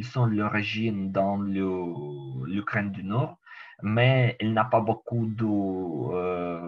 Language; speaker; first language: French; non-native, learner; Ukrainian